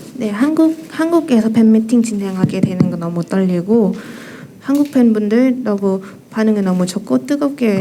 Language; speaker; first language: Korean; non-native, fluent; Thai